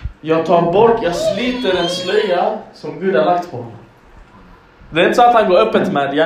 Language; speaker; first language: Swedish; non-native, fluent; Arabic